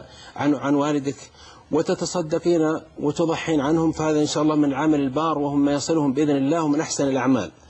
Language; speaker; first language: Arabic; native; Arabic